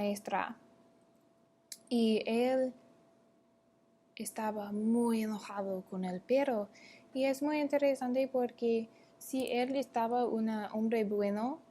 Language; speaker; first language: Spanish; non-native, learner; English